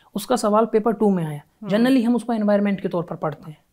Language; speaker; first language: Hindi; native; Hindi